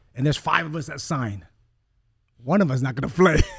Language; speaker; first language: English; early bilingual, other home language; Vietnamese